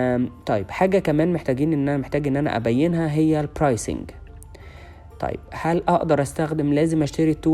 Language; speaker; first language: Arabic; native; Arabic